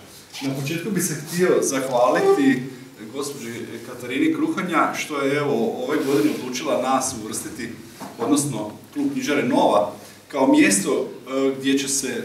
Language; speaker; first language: Serbian; native; Serbian